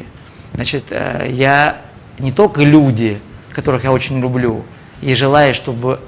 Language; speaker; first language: Russian; native; Russian